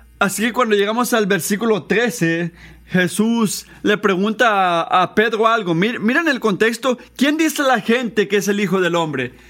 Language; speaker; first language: Spanish; non-native, fluent; English